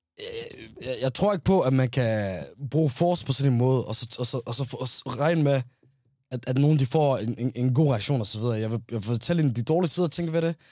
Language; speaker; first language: Danish; early bilingual, other home language; Somali